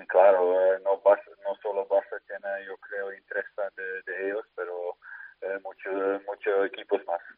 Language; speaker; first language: Spanish; non-native, fluent; Dutch